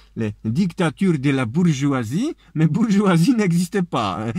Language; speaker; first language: French; non-native, fluent; Polish